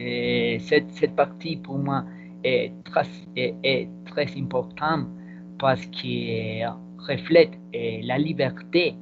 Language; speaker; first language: French; non-native, learner; Spanish